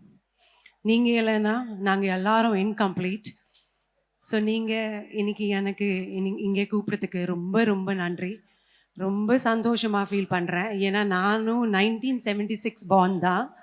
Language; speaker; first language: Tamil; non-native, fluent; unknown